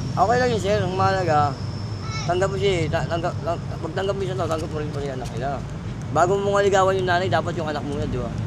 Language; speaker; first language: Filipino; non-native, local second language; Cebuano